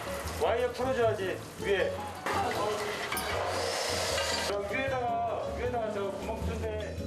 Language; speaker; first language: Korean; native; Korean